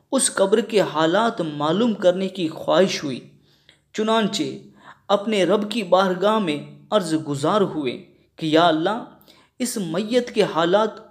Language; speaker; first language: Urdu; non-native, local second language; Sindhi